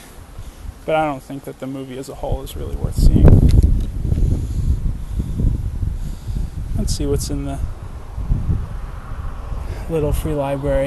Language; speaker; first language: English; native; English